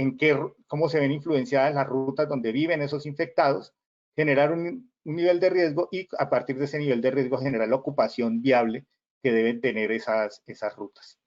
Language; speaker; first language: Spanish; native; Spanish